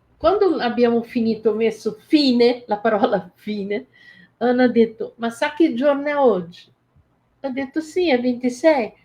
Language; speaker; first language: Italian; non-native, fluent; Portuguese